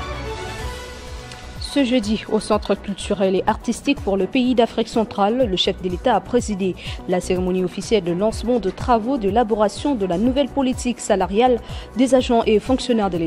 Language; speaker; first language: French; non-native, local second language; Lingala